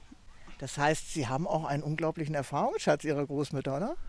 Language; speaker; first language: German; native; German